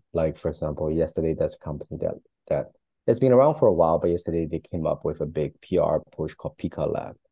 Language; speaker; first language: English; native; English